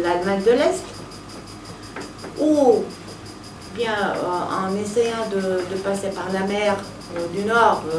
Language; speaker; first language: French; non-native, fluent; Romanian